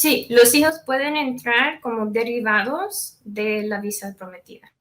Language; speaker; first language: Spanish; non-native, fluent; English